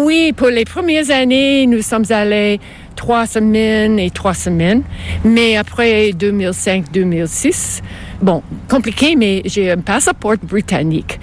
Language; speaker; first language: French; non-native, fluent; English